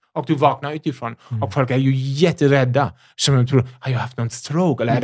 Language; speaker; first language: Swedish; non-native, fluent; German